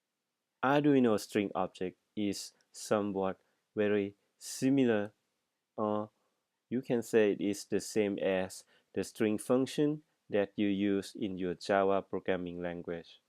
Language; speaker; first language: English; non-native, fluent; Thai